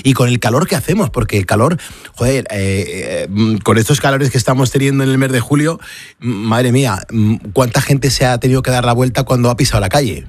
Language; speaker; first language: Spanish; native; Spanish